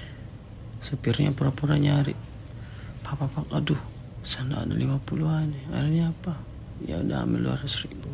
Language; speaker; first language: Indonesian; native; Indonesian